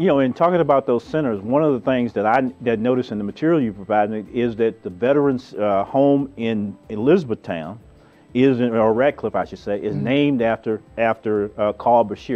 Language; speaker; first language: English; native; English